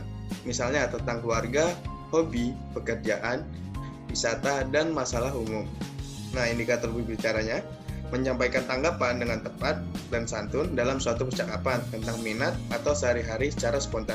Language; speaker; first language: Indonesian; native; Indonesian